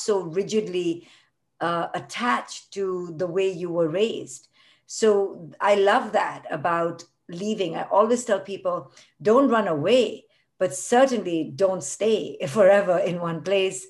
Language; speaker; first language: English; non-native, local second language; Hindi